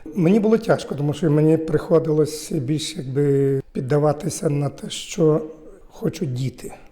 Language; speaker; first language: Ukrainian; native; Ukrainian